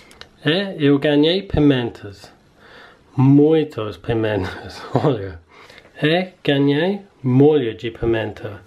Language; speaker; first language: Portuguese; non-native, learner; English